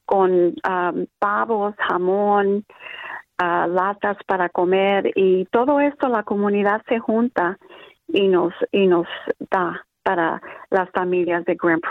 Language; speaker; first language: Spanish; early bilingual, other home language; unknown